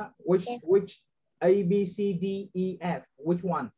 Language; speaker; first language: English; non-native, fluent; Vietnamese